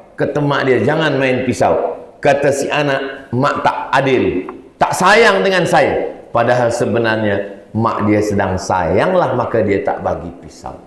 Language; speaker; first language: Malay; native; Malay